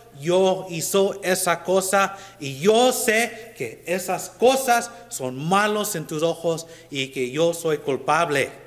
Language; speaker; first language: Spanish; non-native, learner; English